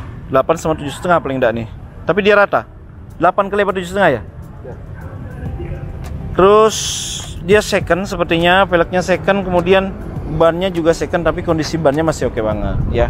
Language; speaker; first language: Indonesian; native; Indonesian